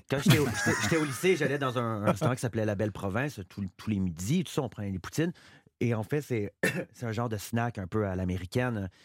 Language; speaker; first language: French; native; French